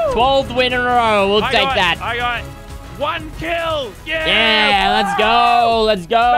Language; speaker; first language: English; native; English